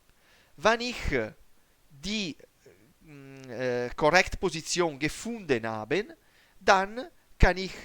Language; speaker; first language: German; non-native, learner; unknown